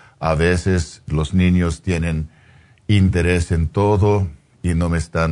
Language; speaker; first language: Spanish; non-native, fluent; English